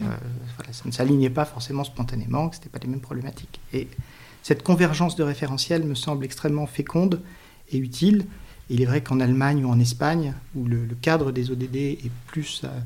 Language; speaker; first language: French; native; French